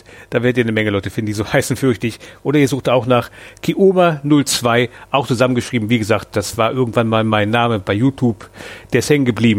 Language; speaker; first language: German; native; German